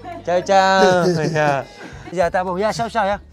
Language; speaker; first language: Portuguese; non-native, learner; Vietnamese